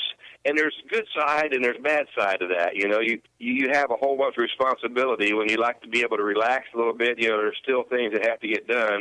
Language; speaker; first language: English; native; English